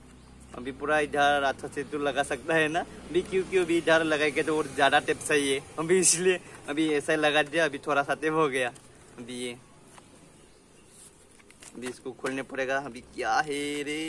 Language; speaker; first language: Hindi; non-native, local second language; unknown